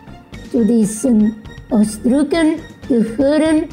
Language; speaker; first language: German; non-native, learner; Indonesian